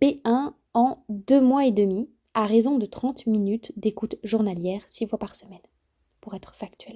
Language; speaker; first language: French; native; French